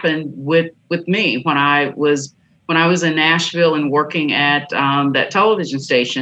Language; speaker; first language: English; native; English